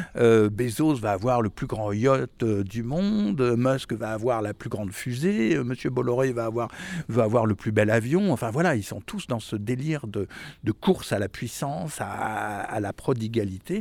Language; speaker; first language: French; native; French